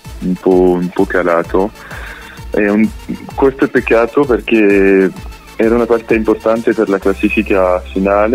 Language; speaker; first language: Italian; non-native, fluent; French